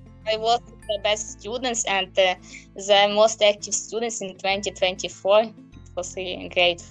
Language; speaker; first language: English; non-native, learner; Ukrainian